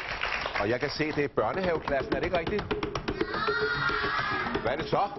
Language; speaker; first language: Danish; native; Danish